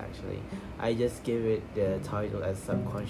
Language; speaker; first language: English; non-native, local second language; Malay